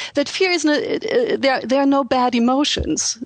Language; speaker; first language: English; non-native, fluent; German